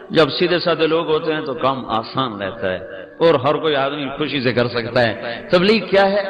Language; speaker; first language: Urdu; non-native, local second language; Punjabi